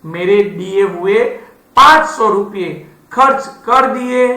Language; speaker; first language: Hindi; non-native, local second language; Gujarati